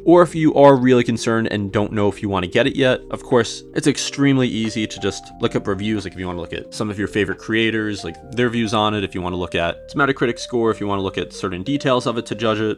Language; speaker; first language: English; native; English